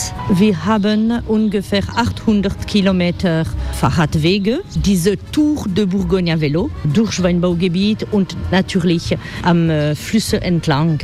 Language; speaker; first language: German; non-native, fluent; French